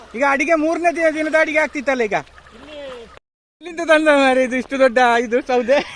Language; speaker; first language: Kannada; non-native, local second language; Malayalam